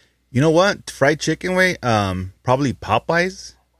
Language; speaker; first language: English; early bilingual, other home language; Spanish